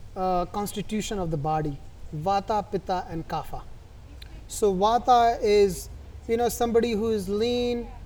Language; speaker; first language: English; non-native, local second language; Hindi